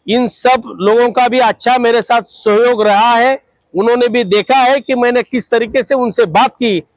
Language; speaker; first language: Hindi; non-native, local second language; Marathi